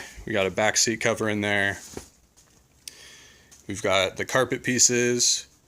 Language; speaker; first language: English; native; English